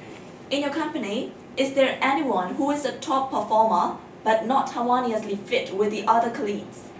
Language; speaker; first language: English; non-native, fluent; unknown